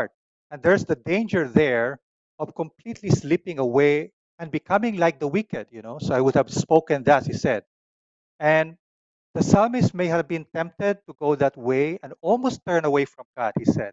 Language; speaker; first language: English; non-native, local second language; Filipino